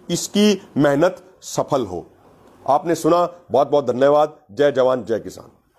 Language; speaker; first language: Hindi; native; Hindi